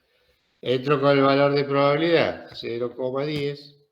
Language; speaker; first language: Spanish; native; Spanish